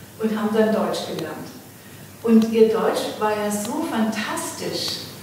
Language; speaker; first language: German; native; German